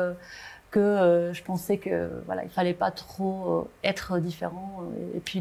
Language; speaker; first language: French; non-native, local second language; Arabic